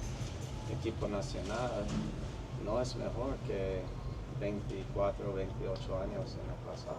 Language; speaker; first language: Spanish; non-native, fluent; English